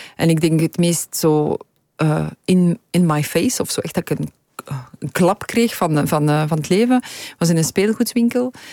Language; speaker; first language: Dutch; early bilingual, other home language; Polish